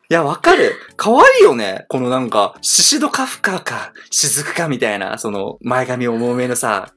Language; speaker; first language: Japanese; native; Japanese